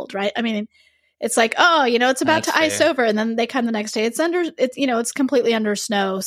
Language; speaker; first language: English; native; English